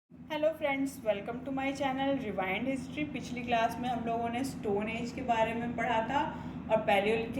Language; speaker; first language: Hindi; native; Hindi